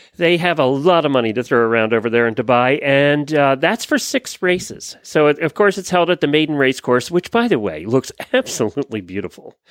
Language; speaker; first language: English; native; English